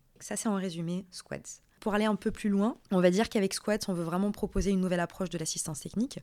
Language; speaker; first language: French; non-native, local second language; Arabic